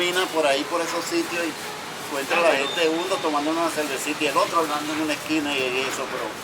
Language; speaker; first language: Spanish; native; Spanish